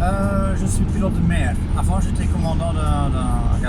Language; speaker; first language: French; non-native, fluent; German